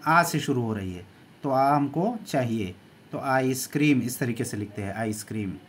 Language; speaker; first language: Hindi; native; Hindi